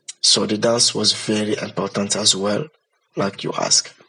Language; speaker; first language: English; non-native, learner; Lingala